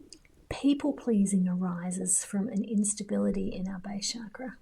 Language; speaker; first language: English; native; English